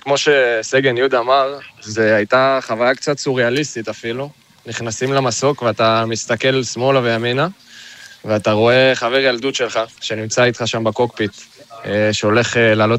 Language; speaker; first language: Hebrew; native; Hebrew